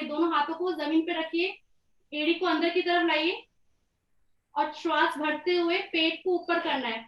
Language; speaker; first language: Hindi; native; Hindi